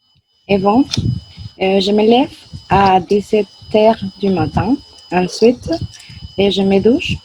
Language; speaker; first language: French; non-native, learner; Spanish